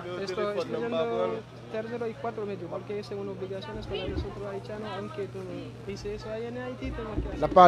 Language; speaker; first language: Spanish; non-native, learner; Haitian Creole